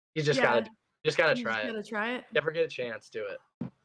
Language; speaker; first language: English; native; English